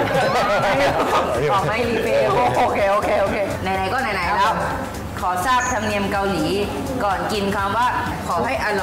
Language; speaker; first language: Thai; native; Thai